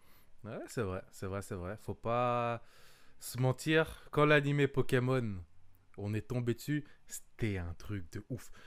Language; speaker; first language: French; native; French